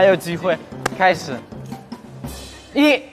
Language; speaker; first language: Chinese; non-native, learner; Thai